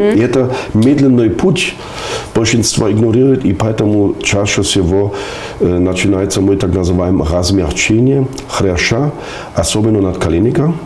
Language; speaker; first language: Russian; non-native, fluent; German